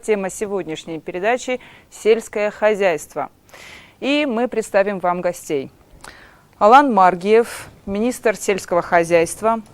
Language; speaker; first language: Russian; non-native, local second language; Ossetic